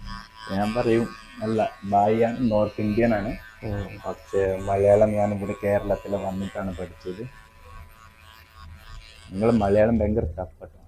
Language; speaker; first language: Malayalam; non-native, local second language; Punjabi